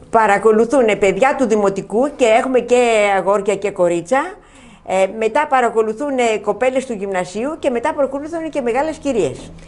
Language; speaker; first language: Greek; native; Greek